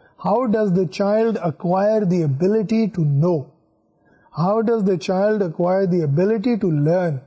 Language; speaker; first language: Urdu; non-native, local second language; Punjabi